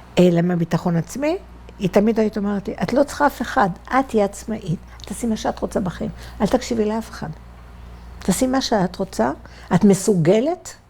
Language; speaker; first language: Hebrew; non-native, fluent; French